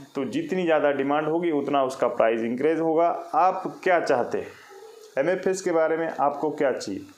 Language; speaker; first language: Hindi; non-native, local second language; Marathi